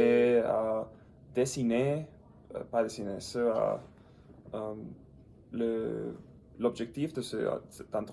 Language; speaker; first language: French; non-native, learner; English